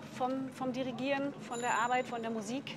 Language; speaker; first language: German; native; German